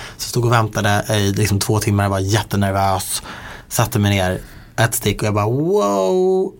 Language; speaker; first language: Swedish; early bilingual, other home language; Persian